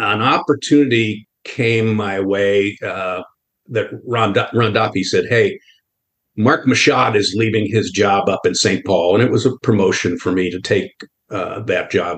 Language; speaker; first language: English; native; English